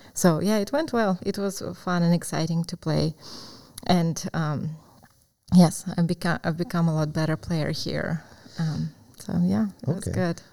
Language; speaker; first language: English; non-native, fluent; Ukrainian